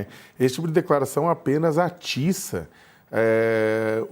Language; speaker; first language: Portuguese; native; Portuguese